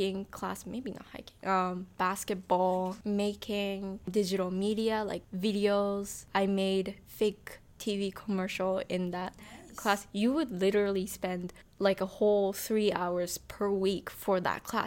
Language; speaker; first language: English; non-native, fluent; Japanese